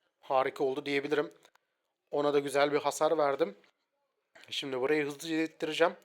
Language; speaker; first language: Turkish; native; Turkish